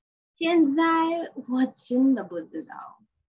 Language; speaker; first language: Chinese; non-native, learner; English